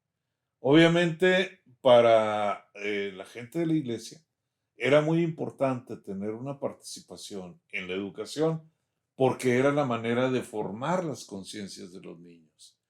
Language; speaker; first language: Spanish; native; Spanish